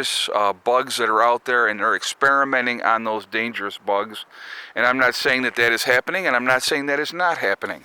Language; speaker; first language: English; native; English